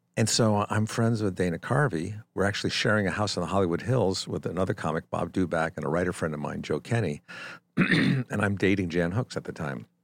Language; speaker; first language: English; native; English